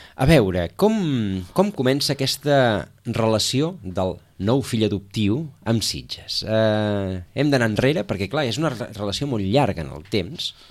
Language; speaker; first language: Catalan; native; Catalan